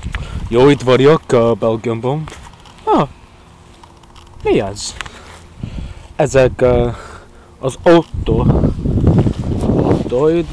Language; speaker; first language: Hungarian; non-native, learner; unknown